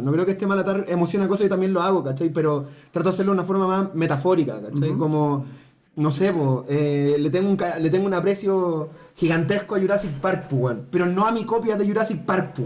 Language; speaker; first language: Spanish; native; Spanish